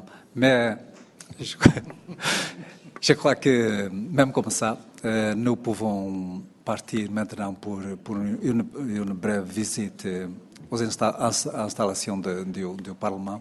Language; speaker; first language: French; non-native, fluent; Portuguese